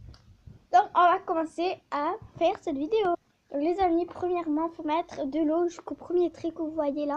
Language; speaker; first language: French; native; French